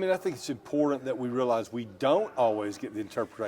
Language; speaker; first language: English; native; English